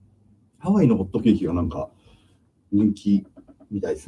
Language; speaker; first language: Japanese; native; Japanese